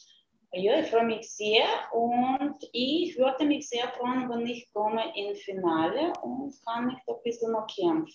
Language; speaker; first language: German; non-native, fluent; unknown